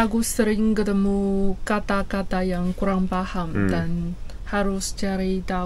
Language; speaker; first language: Indonesian; non-native, fluent; Chinese